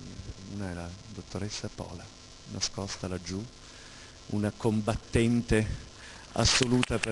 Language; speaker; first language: Italian; native; Italian